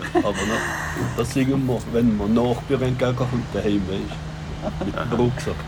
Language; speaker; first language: German; native; German